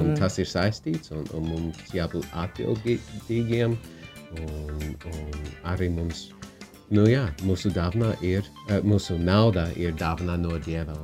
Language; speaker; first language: Latvian; non-native, fluent; English